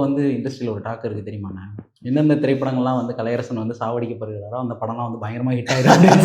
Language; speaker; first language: Tamil; native; Tamil